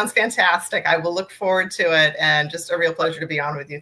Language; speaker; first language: English; native; English